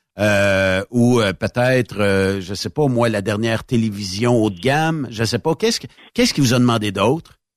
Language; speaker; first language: French; native; French